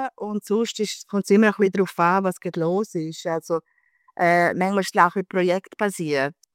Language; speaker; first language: German; native; German